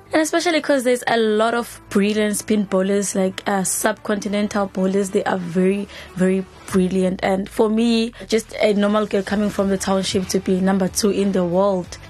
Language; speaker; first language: English; non-native, local second language; Zulu